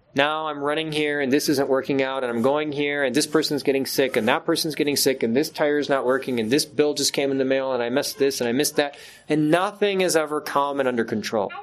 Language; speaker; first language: English; native; English